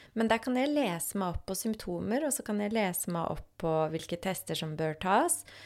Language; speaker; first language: Norwegian; early bilingual, other home language; Polish